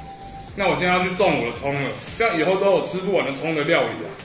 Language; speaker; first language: Chinese; native; Chinese